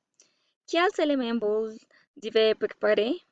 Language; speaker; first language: French; non-native, learner; Spanish